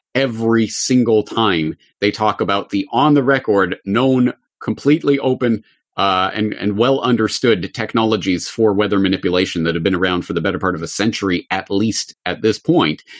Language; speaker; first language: English; native; English